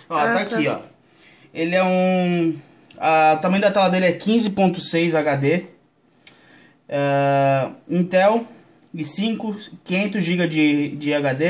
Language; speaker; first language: Portuguese; native; Portuguese